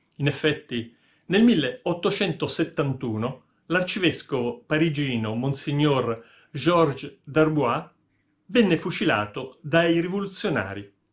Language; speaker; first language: Italian; native; Italian